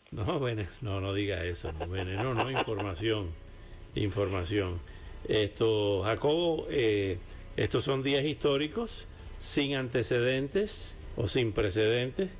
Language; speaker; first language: Spanish; native; Spanish